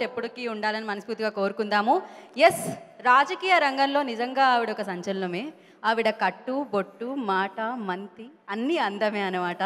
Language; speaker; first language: Telugu; native; Telugu